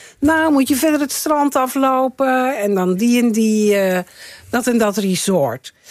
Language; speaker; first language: Dutch; native; Dutch